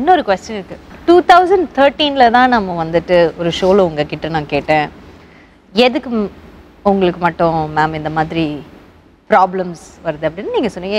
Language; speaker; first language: Tamil; native; Tamil